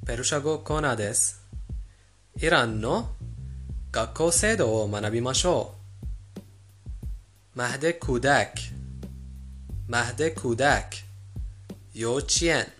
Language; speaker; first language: Japanese; non-native, fluent; Persian